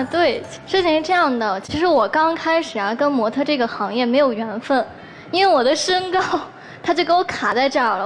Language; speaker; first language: Chinese; native; Chinese